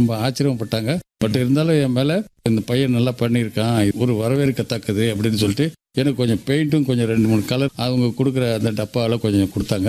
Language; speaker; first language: Tamil; native; Tamil